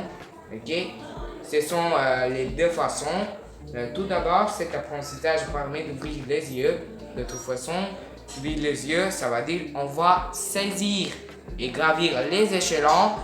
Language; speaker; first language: French; non-native, learner; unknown